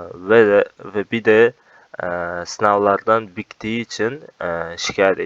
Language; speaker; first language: Turkish; non-native, fluent; Uzbek